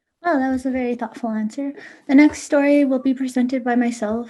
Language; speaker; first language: English; native; English